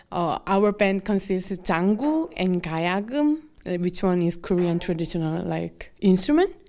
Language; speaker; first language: English; non-native, learner; Korean